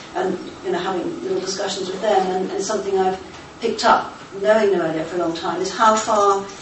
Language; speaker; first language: English; native; English